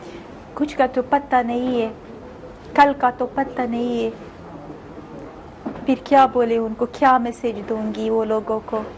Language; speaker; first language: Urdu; non-native, fluent; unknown